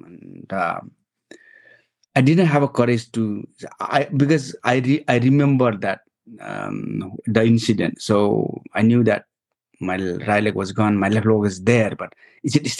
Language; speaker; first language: English; non-native, local second language; Nepali